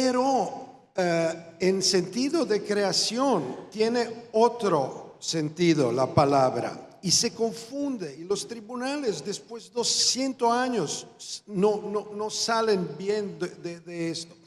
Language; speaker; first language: Spanish; non-native, fluent; Croatian